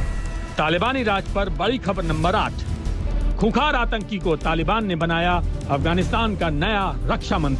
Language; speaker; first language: Hindi; native; Hindi